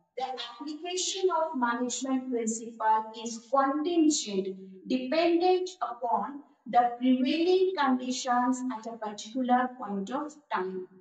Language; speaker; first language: English; non-native, local second language; Hindi